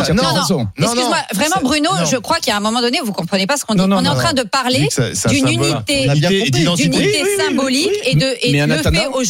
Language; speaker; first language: French; native; French